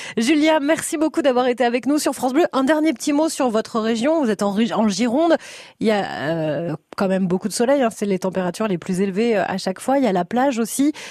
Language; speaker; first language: French; native; French